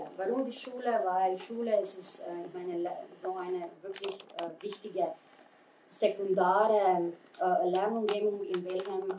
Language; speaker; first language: German; non-native, fluent; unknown